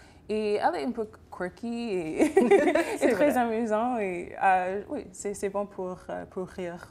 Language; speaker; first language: French; non-native, fluent; English